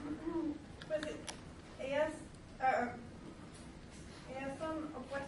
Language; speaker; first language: Spanish; non-native, learner; English